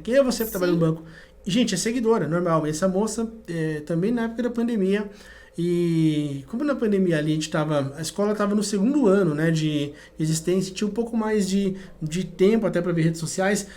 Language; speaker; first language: Portuguese; native; Portuguese